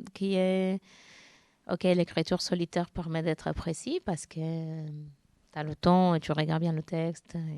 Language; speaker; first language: French; non-native, fluent; Spanish